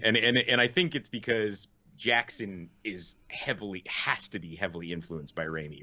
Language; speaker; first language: English; native; English